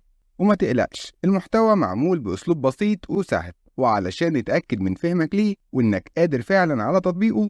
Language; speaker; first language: Arabic; native; Arabic